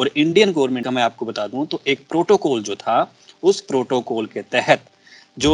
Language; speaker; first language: Hindi; native; Hindi